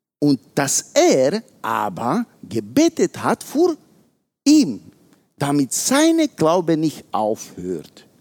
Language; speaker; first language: German; non-native, fluent; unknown